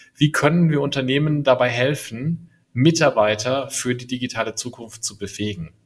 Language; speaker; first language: German; native; German